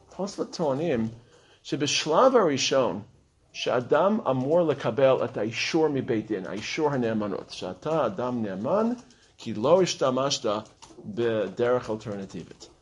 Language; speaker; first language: Hebrew; non-native, fluent; English